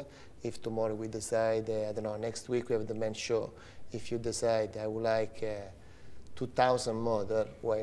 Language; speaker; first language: English; non-native, learner; Italian